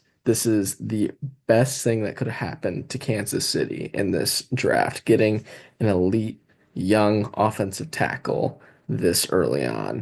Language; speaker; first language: English; native; English